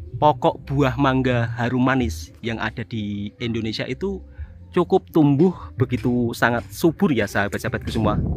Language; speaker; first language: Indonesian; native; Indonesian